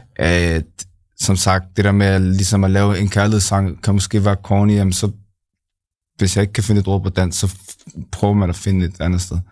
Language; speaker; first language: Danish; native; Danish